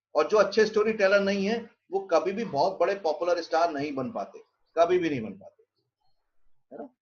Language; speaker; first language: Hindi; native; Hindi